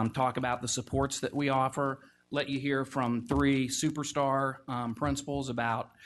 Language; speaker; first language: English; native; English